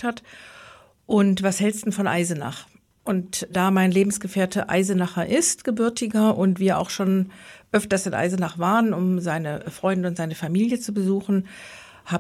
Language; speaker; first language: German; native; German